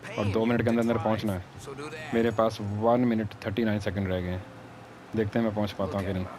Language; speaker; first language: Urdu; native; Urdu